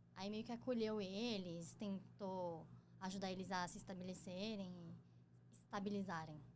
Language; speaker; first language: Portuguese; native; Portuguese